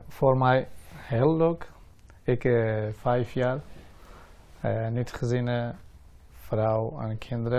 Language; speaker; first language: Dutch; non-native, learner; Persian